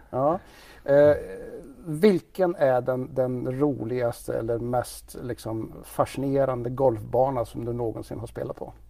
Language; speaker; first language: Swedish; native; Swedish